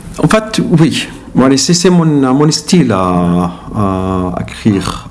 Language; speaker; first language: French; non-native, learner; Arabic